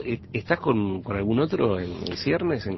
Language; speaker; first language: Spanish; native; Spanish